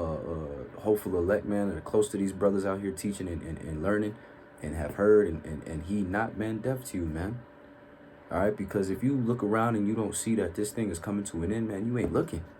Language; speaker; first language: English; native; English